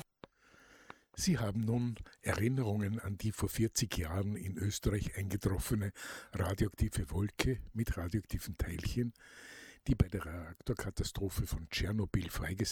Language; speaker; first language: German; native; German